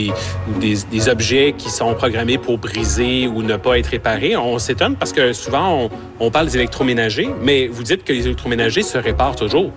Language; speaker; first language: French; native; French